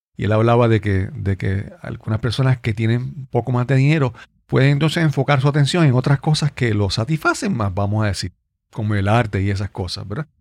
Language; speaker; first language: Spanish; native; Spanish